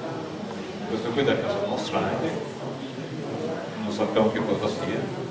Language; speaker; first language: Italian; native; Italian